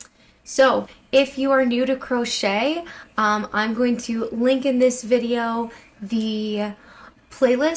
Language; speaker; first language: English; native; English